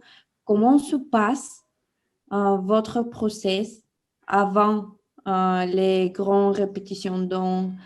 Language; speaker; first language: French; non-native, fluent; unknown